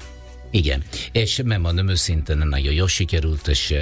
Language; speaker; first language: Hungarian; non-native, learner; Italian